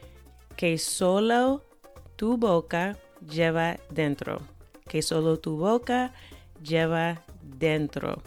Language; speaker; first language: Spanish; non-native, fluent; English